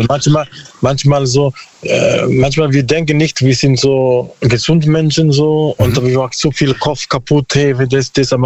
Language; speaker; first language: German; non-native, learner; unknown